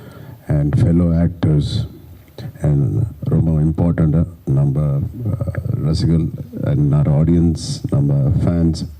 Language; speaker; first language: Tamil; non-native, learner; Telugu